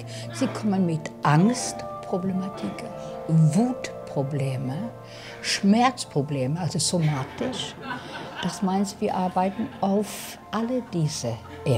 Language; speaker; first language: German; non-native, fluent; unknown